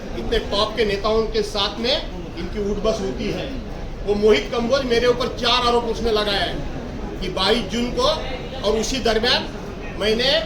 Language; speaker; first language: Hindi; non-native, local second language; Marathi